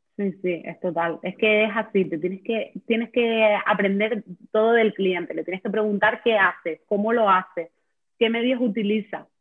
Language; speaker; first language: Spanish; native; Spanish